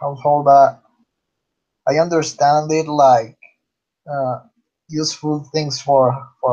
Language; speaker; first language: English; non-native, learner; Spanish